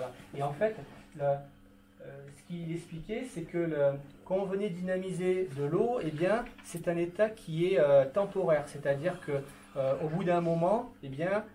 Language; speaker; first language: French; native; French